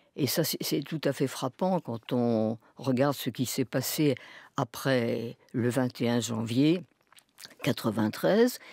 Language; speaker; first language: French; native; French